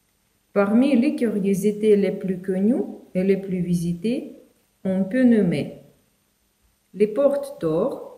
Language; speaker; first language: French; non-native, fluent; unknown